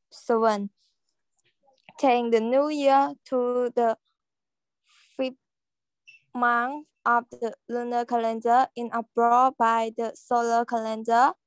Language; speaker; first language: English; non-native, learner; Khmer